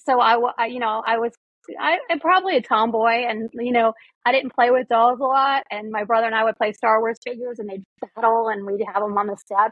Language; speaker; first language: English; native; English